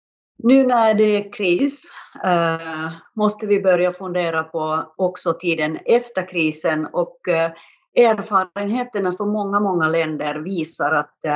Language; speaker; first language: Swedish; non-native, fluent; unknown